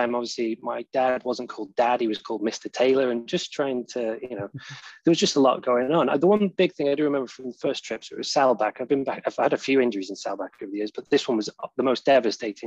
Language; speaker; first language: English; native; English